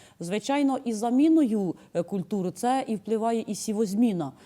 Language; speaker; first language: Ukrainian; native; Ukrainian